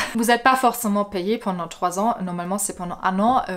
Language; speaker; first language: French; non-native, fluent; German